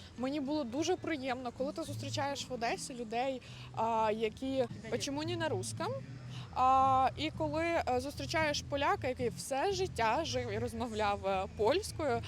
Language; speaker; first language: Ukrainian; non-native, local second language; Russian